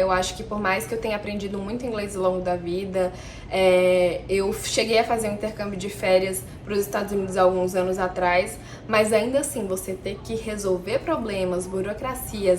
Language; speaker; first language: Portuguese; native; Portuguese